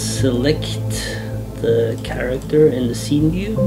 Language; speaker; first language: English; non-native, fluent; Norwegian